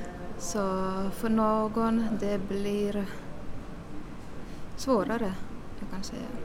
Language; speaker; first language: Swedish; non-native, learner; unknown